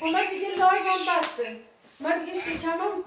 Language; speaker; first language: Persian; native; Persian